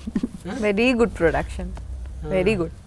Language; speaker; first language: Telugu; non-native, learner; Bangla